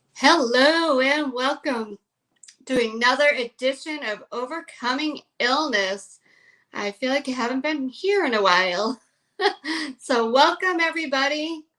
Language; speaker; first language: English; native; English